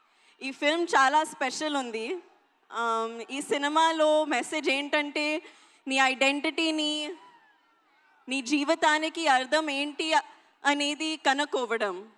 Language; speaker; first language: Telugu; non-native, learner; Hindi